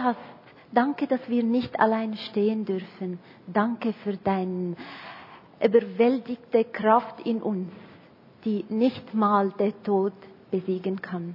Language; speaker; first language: German; non-native, fluent; Arabic